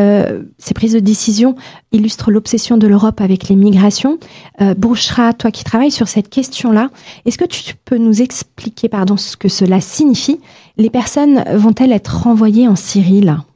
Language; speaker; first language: French; native; French